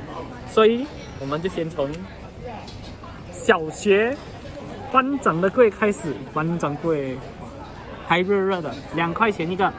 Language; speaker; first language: Chinese; native; Chinese